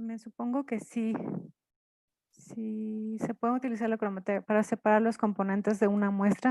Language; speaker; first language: Spanish; native; Spanish